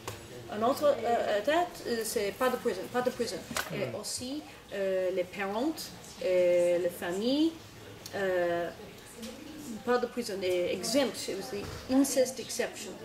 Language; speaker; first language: French; non-native, learner; English